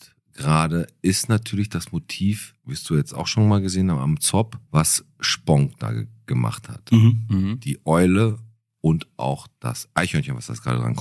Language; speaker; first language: German; native; German